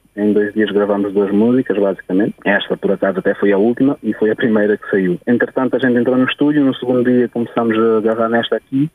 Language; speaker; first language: Portuguese; native; Portuguese